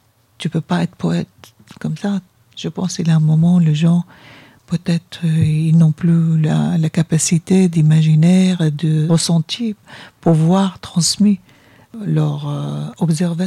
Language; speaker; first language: French; non-native, fluent; Arabic